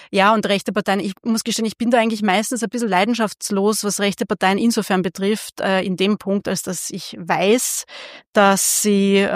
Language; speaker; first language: German; early bilingual, other home language; Hungarian